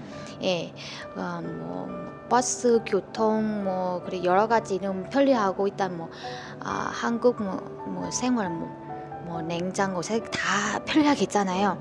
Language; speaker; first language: Korean; non-native, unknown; Vietnamese